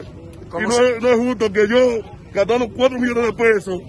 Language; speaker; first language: Spanish; native; Spanish